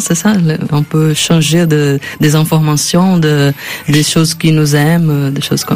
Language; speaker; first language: French; non-native, learner; Portuguese